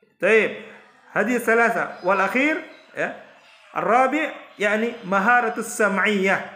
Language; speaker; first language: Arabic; non-native, fluent; Indonesian